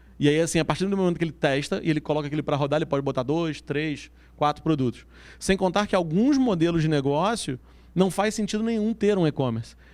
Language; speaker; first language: Portuguese; native; Portuguese